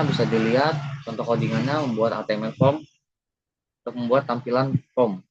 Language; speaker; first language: Indonesian; native; Indonesian